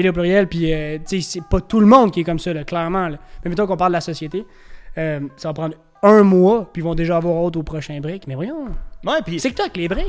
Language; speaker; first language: French; native; French